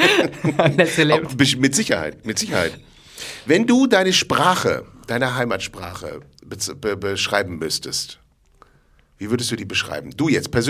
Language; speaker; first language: German; native; German